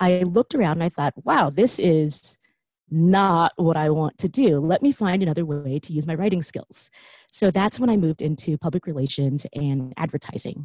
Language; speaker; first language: English; native; English